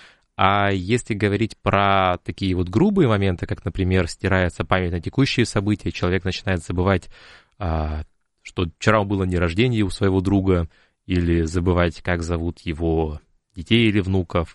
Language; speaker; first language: Russian; native; Russian